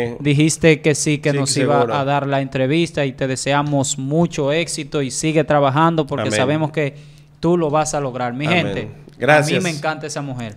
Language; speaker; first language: Spanish; native; Spanish